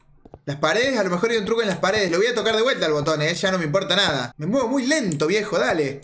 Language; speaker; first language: Spanish; native; Spanish